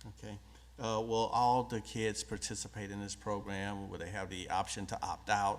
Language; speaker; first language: English; native; English